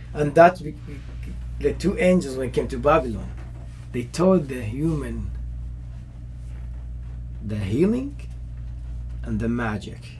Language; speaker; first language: English; non-native, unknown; Arabic